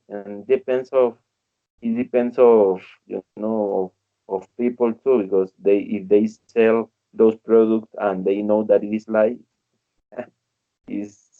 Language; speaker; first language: English; non-native, learner; Spanish